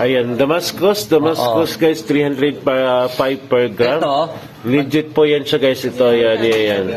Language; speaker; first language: Filipino; native; Filipino